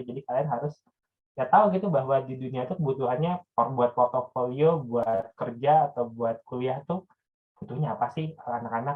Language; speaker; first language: Indonesian; native; Indonesian